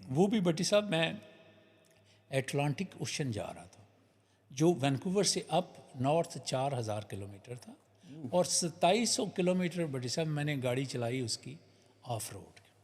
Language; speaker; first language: Urdu; non-native, local second language; Punjabi